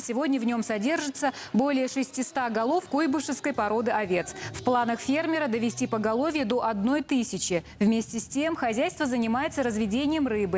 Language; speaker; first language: Russian; native; Russian